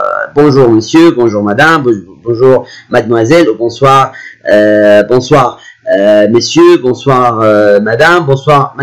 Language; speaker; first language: French; non-native, fluent; Arabic